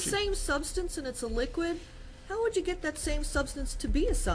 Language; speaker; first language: English; native; English